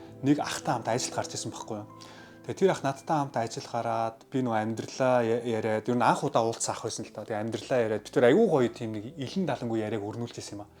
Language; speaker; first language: Mongolian; early bilingual, heritage; Mongolian